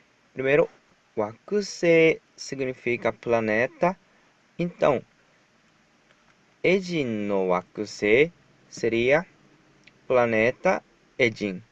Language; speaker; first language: Portuguese; non-native, fluent; Japanese